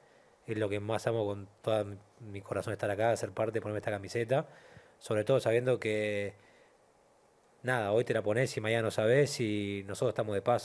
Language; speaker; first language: Spanish; native; Spanish